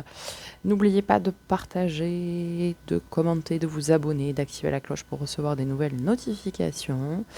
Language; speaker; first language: French; native; French